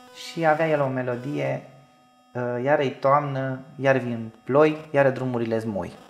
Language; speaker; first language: Romanian; native; Romanian